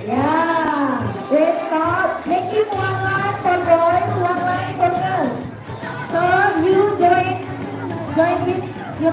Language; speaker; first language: English; non-native, learner; Indonesian